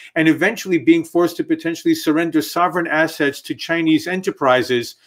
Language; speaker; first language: English; native; English